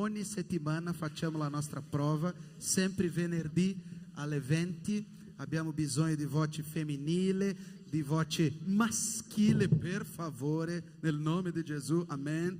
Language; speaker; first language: Italian; non-native, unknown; Portuguese